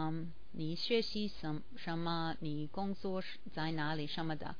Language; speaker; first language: Chinese; non-native, learner; English